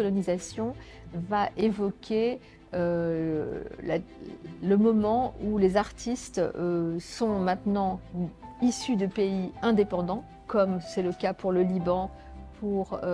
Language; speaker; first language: French; native; French